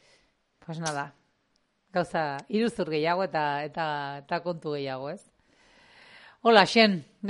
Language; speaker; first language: Basque; native; Basque